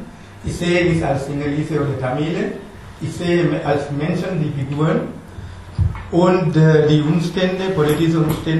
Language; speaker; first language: German; non-native, learner; Sinhala